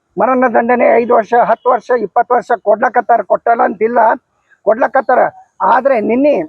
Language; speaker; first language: Kannada; non-native, local second language; Lambadi